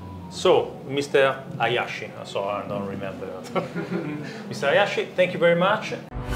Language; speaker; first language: English; non-native, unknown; Italian